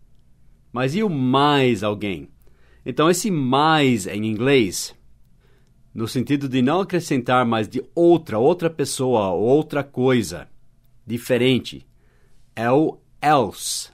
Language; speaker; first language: Portuguese; non-native, fluent; English